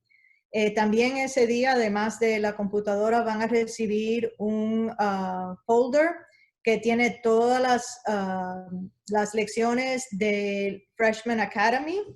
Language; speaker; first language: Spanish; early bilingual, heritage; Spanish